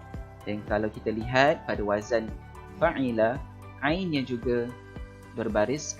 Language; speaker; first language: Malay; native; Malay